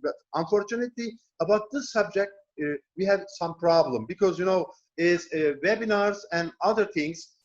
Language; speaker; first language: English; non-native, learner; Turkish